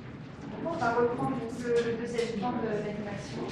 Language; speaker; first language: French; native; French